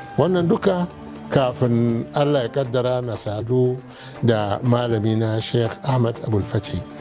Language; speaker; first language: Hausa; non-native, local second language; Arabic